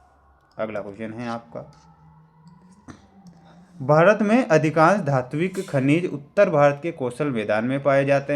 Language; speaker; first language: Hindi; native; Hindi